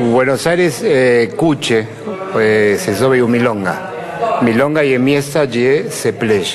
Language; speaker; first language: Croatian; early bilingual, heritage; Spanish